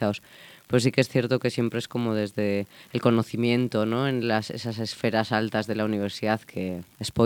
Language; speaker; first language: Spanish; native; Spanish